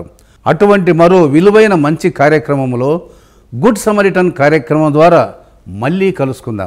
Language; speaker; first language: Telugu; native; Telugu